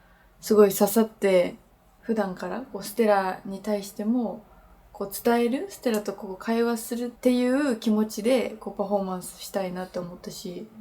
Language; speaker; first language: Japanese; native; Japanese